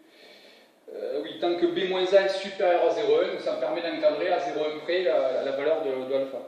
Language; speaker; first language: French; native; French